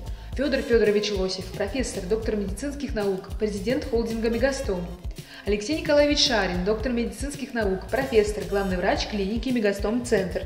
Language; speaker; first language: Russian; native; Russian